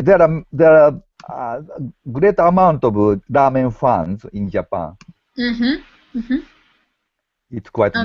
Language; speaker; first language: English; non-native, learner; Japanese